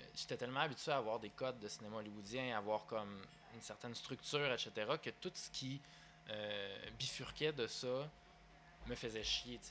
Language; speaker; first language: French; native; French